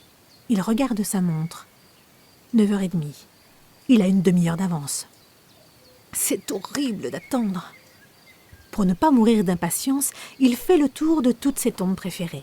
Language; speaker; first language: French; native; French